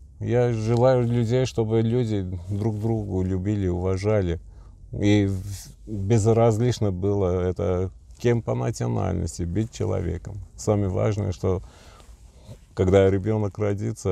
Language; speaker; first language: Russian; non-native, learner; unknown